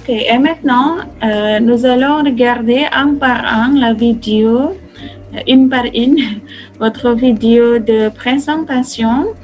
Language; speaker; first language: French; non-native, fluent; Indonesian